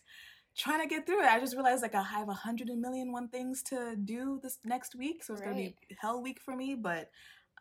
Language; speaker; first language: English; non-native, local second language; Swahili